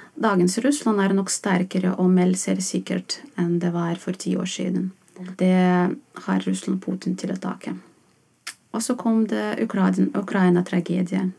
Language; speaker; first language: Norwegian; non-native, fluent; Russian